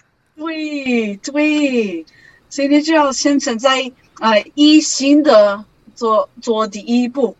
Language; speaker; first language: Chinese; non-native, learner; English